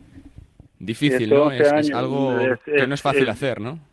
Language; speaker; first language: Spanish; native; Spanish